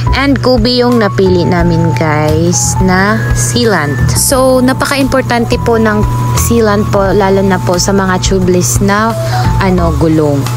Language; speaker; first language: Filipino; non-native, local second language; Cebuano